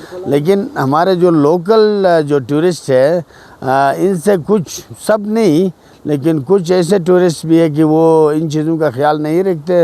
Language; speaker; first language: Urdu; non-native, local second language; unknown